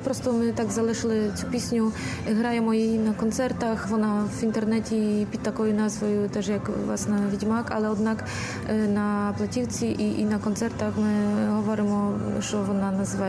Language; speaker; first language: Ukrainian; early bilingual, heritage; Ukrainian